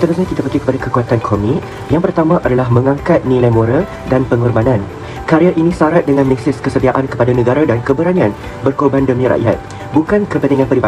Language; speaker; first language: Malay; native; Malay